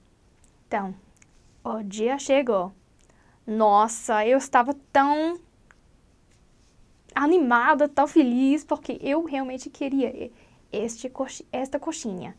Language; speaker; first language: Portuguese; non-native, learner; English